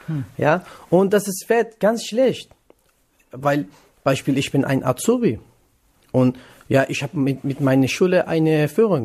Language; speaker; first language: German; non-native, learner; Kurdish